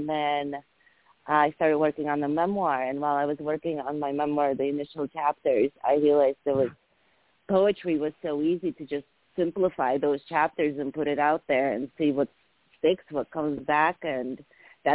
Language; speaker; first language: English; early bilingual, other home language; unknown